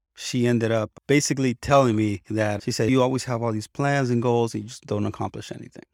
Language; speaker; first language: English; early bilingual, other home language; Spanish